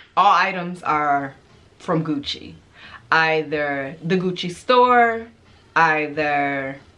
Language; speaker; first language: English; native; English